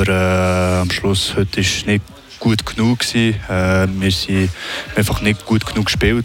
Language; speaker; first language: German; non-native, local second language; French